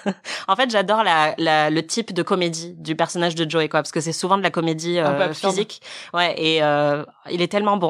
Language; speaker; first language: French; native; French